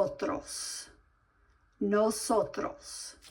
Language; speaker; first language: Spanish; non-native, learner; English